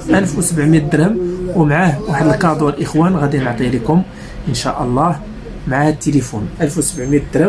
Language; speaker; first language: Arabic; native; Arabic